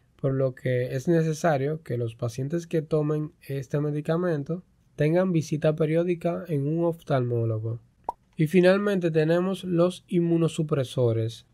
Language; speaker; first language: Spanish; native; Spanish